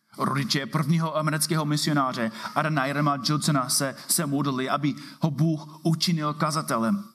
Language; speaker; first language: Czech; non-native, fluent; English